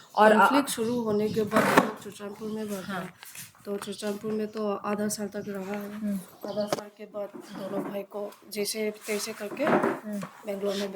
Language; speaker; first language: Hindi; non-native, local second language; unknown